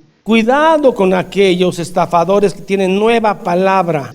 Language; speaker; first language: Spanish; native; Spanish